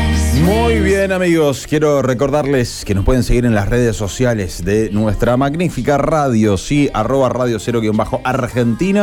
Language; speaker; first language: Spanish; native; Spanish